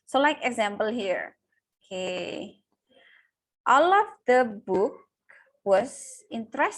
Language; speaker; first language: English; non-native, local second language; Indonesian